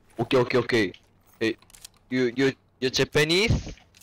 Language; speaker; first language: English; non-native, learner; Korean